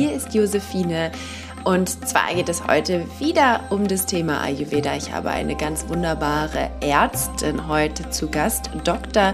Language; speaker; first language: German; native; German